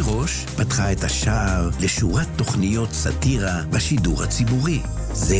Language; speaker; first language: Hebrew; native; Hebrew